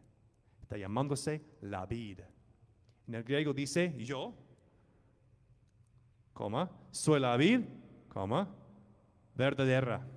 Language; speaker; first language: Spanish; non-native, fluent; English